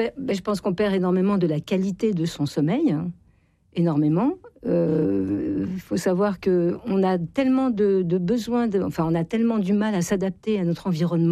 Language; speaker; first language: French; native; French